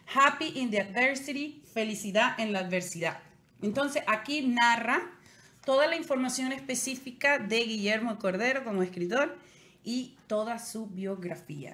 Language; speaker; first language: Spanish; native; Spanish